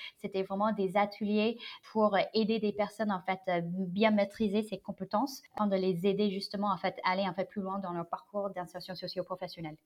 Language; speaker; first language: French; non-native, fluent; Chinese